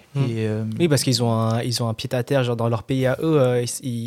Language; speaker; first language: French; native; French